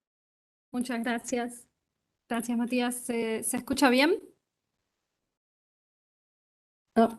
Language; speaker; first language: Spanish; native; Spanish